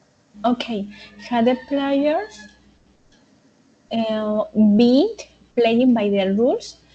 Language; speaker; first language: English; non-native, learner; Spanish